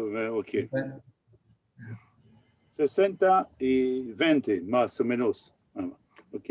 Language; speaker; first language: Spanish; non-native, learner; French